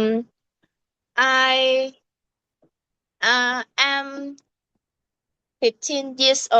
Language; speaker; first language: English; non-native, learner; Vietnamese